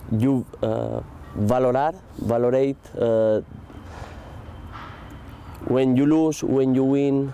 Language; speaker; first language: English; non-native, learner; Spanish